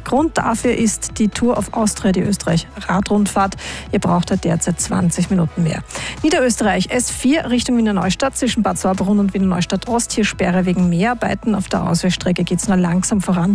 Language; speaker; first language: German; native; German